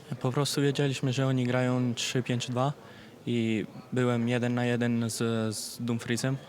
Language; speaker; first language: Polish; early bilingual, heritage; Polish